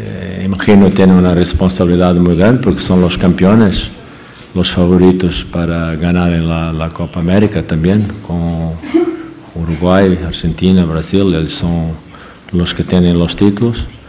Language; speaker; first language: Spanish; non-native, fluent; Portuguese